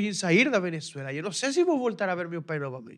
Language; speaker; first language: Portuguese; non-native, fluent; Spanish